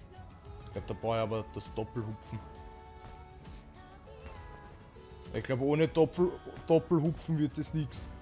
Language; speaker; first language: German; native; German